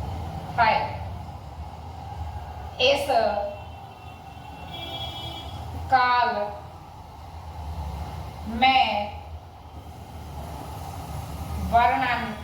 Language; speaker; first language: Hindi; native; Hindi